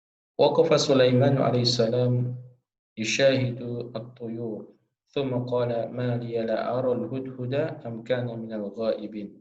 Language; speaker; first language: Arabic; non-native, fluent; Indonesian